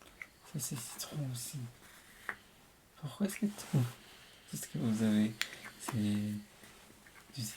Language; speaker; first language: French; non-native, fluent; Spanish